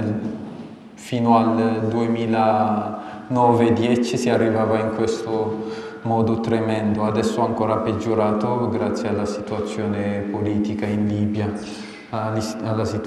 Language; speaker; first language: Italian; non-native, fluent; Amharic